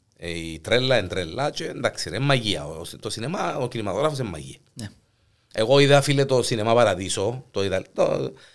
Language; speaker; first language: Greek; native; Greek